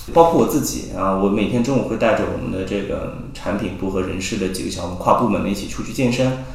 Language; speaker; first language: Chinese; native; Chinese